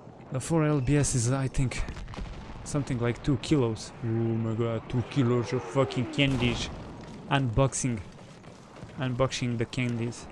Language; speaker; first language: English; non-native, fluent; Bosnian